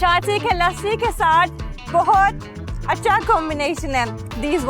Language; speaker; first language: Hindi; non-native, learner; Turkish